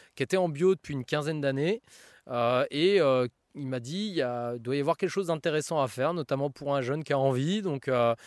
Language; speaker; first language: French; native; French